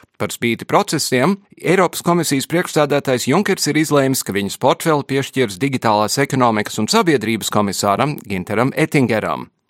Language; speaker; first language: Latvian; early bilingual, heritage; Latvian